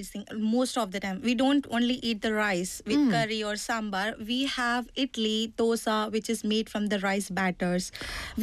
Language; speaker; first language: English; non-native, local second language; Tamil